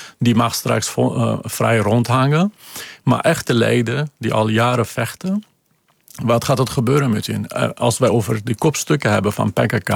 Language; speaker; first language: Dutch; non-native, fluent; Kurdish